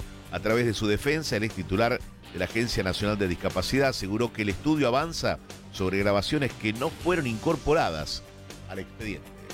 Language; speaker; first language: Spanish; native; Spanish